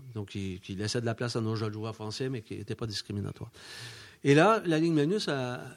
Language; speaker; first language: French; native; French